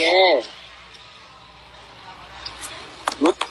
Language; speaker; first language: English; non-native, learner; Vietnamese